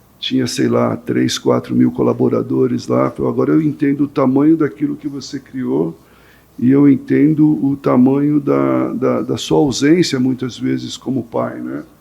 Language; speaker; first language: Portuguese; native; Portuguese